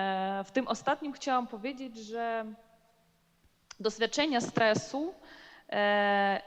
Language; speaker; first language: Polish; non-native, learner; Ukrainian